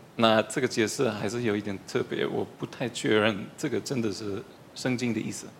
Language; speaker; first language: Chinese; non-native, fluent; German